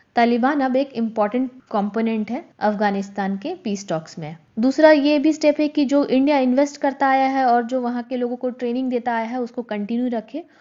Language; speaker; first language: Hindi; native; Hindi